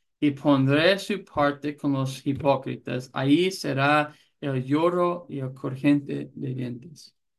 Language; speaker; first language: Spanish; non-native, fluent; English